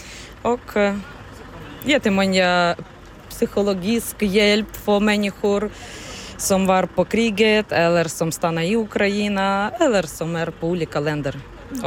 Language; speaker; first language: Swedish; non-native, learner; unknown